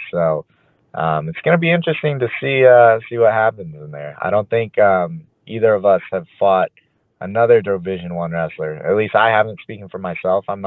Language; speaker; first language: English; native; English